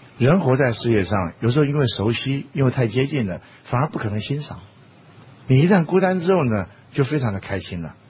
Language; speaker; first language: Chinese; native; Chinese